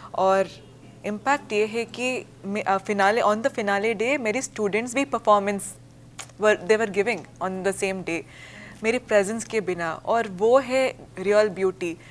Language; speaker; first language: Hindi; non-native, local second language; Kannada